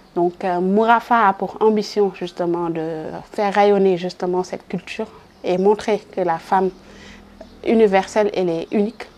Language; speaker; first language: French; non-native, local second language; Wolof